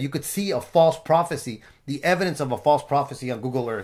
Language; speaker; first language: English; early bilingual, other home language; Spanish